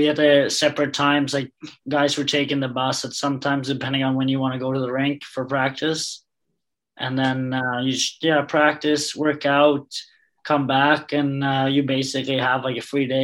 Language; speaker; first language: English; non-native, fluent; Danish